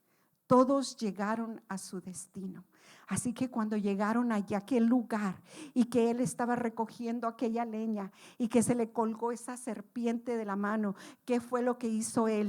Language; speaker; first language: Spanish; native; Spanish